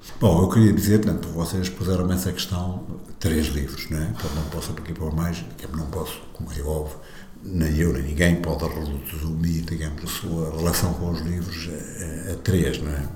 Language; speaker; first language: Portuguese; native; Portuguese